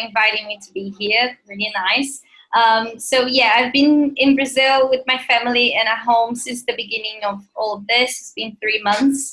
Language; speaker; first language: English; non-native, fluent; Portuguese